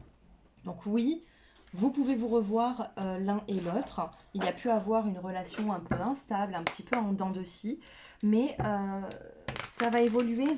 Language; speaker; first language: French; native; French